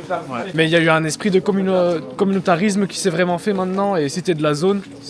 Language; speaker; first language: French; native; French